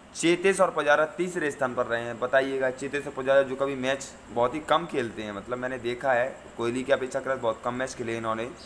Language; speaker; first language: Hindi; native; Hindi